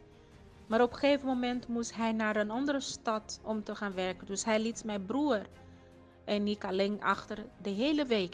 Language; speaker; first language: Dutch; non-native, fluent; Portuguese